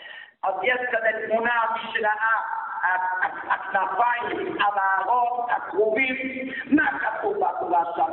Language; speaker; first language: Hebrew; non-native, fluent; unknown